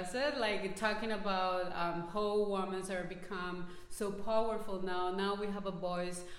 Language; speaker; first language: English; non-native, fluent; Spanish